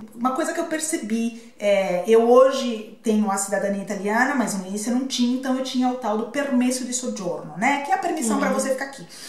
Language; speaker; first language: Portuguese; native; Portuguese